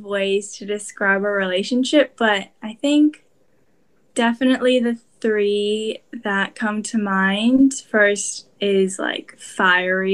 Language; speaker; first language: English; native; English